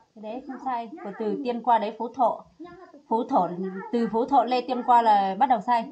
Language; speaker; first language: Vietnamese; non-native, local second language; Hmong